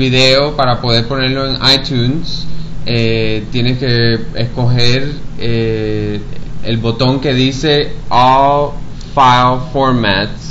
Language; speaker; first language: Spanish; early bilingual, heritage; Spanish